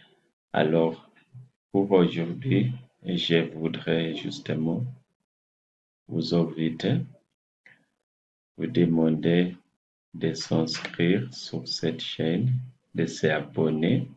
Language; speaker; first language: French; non-native, fluent; English